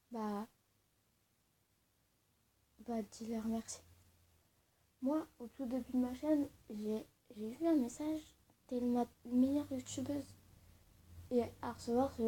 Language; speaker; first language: French; early bilingual, other home language; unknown